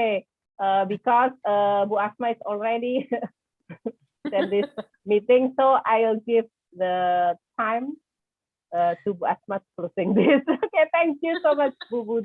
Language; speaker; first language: English; non-native, fluent; Indonesian